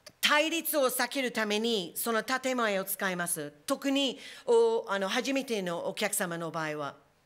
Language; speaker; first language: Japanese; non-native, fluent; English